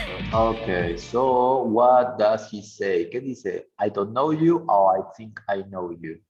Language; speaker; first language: English; non-native, fluent; Spanish